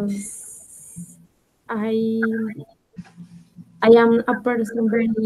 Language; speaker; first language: English; non-native, learner; Spanish